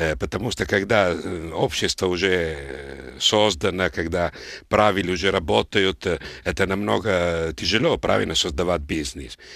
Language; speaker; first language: Russian; non-native, fluent; Italian